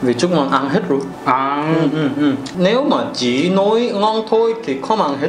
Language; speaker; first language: Vietnamese; non-native, learner; Korean